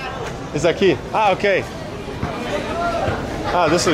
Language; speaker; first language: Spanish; non-native, learner; English